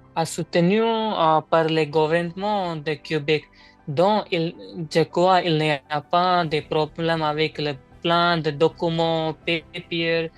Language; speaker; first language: French; non-native, learner; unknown